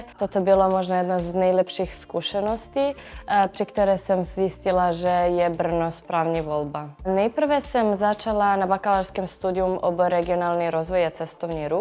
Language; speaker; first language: Czech; non-native, fluent; Serbian